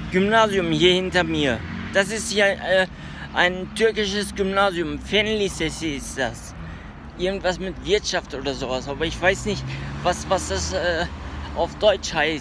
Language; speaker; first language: German; early bilingual, other home language; Turkish